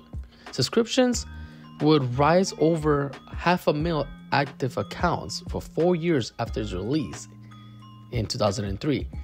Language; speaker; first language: English; native; English